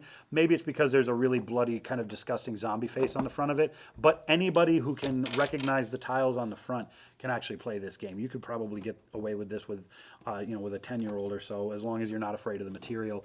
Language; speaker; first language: English; native; English